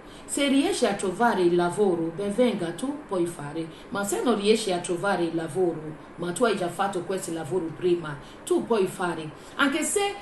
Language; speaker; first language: Italian; non-native, learner; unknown